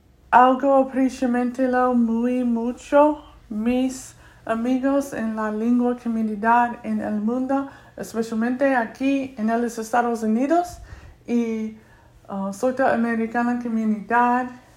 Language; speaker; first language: Spanish; non-native, learner; English